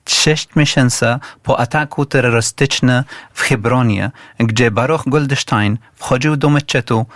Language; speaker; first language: Polish; non-native, fluent; Arabic